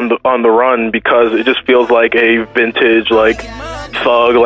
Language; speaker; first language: English; native; English